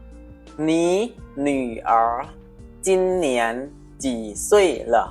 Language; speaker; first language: Chinese; non-native, fluent; Lao